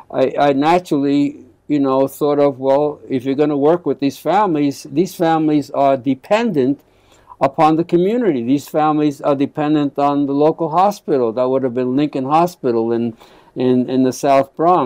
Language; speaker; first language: English; early bilingual, other home language; Spanish